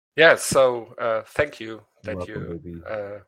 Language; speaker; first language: English; non-native, learner; German